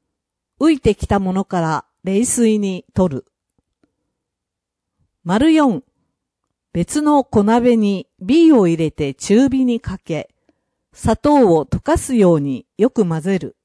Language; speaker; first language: Japanese; native; Japanese